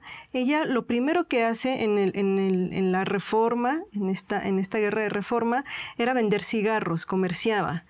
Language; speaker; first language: Spanish; native; Spanish